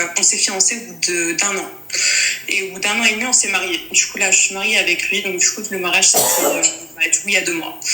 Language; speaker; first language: French; native; French